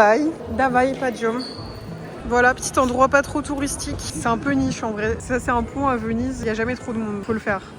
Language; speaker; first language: French; native; French